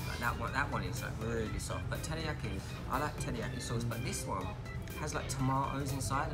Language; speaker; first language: English; native; English